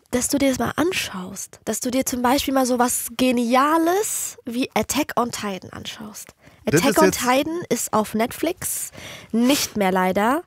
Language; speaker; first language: German; native; German